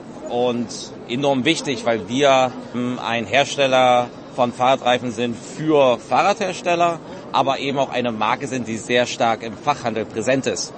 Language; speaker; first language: German; native; German